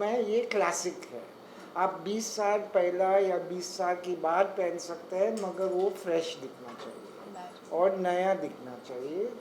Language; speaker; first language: Hindi; non-native, local second language; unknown